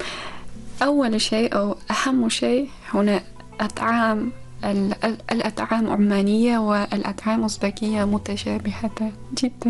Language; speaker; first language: Arabic; non-native, fluent; Uzbek